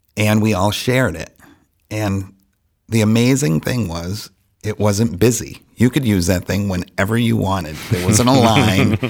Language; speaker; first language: English; native; English